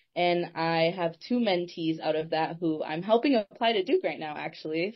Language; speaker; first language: English; native; English